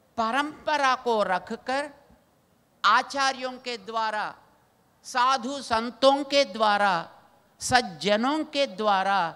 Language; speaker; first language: Hindi; non-native, local second language; Telugu